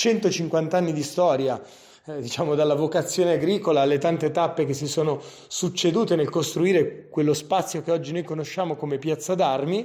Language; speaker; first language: Italian; native; Italian